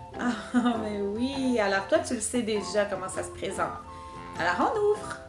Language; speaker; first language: French; native; French